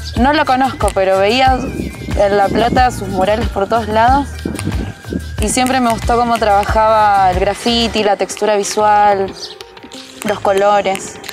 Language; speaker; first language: Spanish; native; Spanish